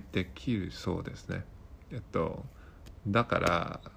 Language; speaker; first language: Japanese; non-native, fluent; Cantonese